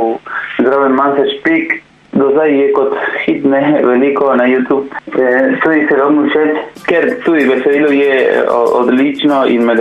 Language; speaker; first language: Slovenian; non-native, learner; Spanish